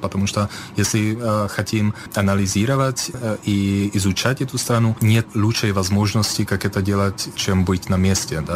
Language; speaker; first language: Russian; non-native, fluent; Czech